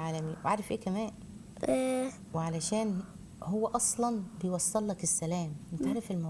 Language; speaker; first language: Arabic; native; Arabic